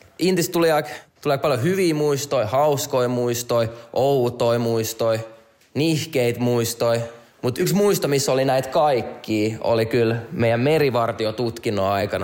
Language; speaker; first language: Finnish; non-native, local second language; Swedish